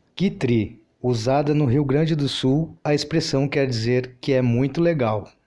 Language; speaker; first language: Portuguese; native; Portuguese